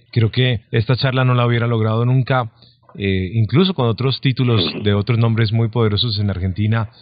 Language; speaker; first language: Spanish; native; Spanish